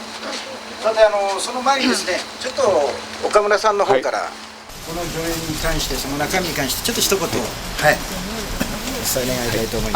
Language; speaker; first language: Japanese; native; Japanese